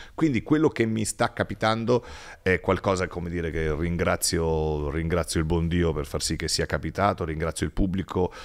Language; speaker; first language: Italian; native; Italian